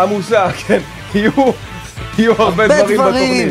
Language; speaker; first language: Hebrew; native; Hebrew